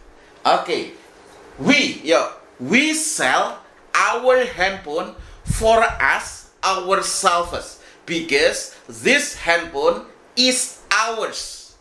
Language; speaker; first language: English; non-native, fluent; Indonesian